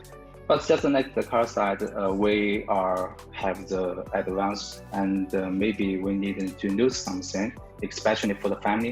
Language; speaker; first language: English; non-native, learner; Chinese